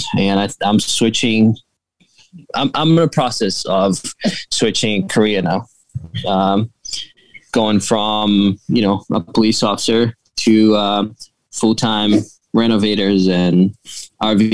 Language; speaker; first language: English; non-native, fluent; Portuguese